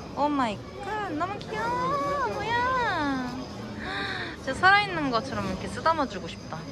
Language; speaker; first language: Korean; native; Korean